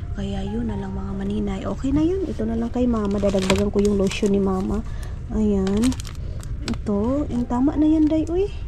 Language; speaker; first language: Filipino; non-native, local second language; Cebuano